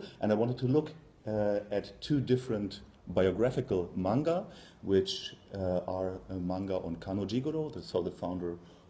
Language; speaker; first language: English; non-native, fluent; German